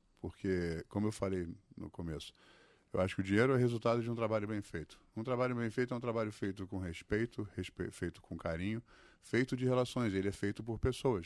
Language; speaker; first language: Portuguese; early bilingual, other home language; English